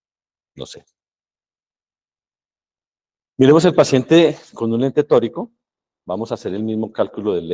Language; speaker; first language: Spanish; native; Spanish